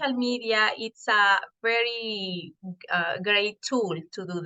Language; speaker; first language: English; non-native, fluent; Spanish